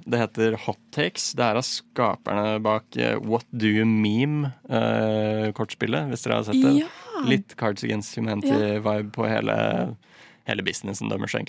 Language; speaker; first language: Norwegian; native; Norwegian